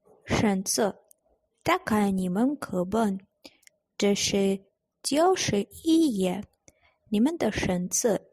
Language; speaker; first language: Chinese; non-native, fluent; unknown